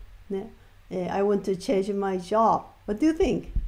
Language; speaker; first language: English; non-native, fluent; Japanese